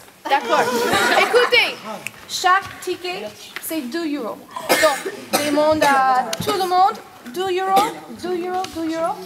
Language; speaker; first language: French; non-native, fluent; English